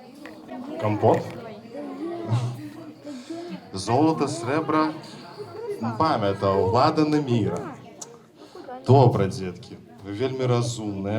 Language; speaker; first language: Belarusian; non-native, local second language; Russian